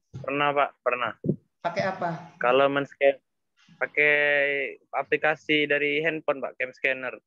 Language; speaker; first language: Indonesian; native; Indonesian